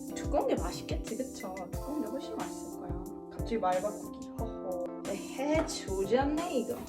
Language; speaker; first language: Korean; early bilingual, heritage; Korean